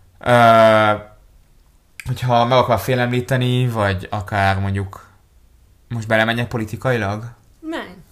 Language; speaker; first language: Hungarian; early bilingual, other home language; Hebrew